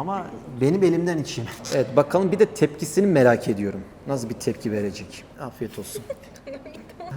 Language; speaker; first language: Turkish; native; Turkish